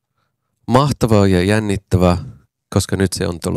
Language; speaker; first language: Finnish; non-native, learner; English